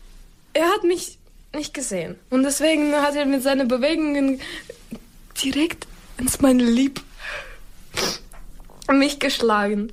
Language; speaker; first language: German; non-native, learner; Ukrainian